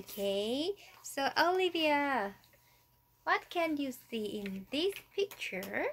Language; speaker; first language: English; non-native, learner; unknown